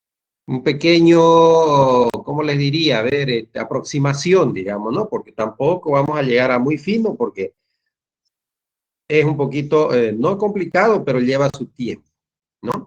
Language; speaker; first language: Spanish; native; Spanish